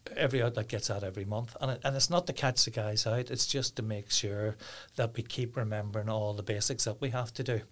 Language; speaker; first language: English; native; English